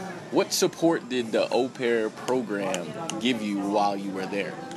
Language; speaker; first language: English; native; English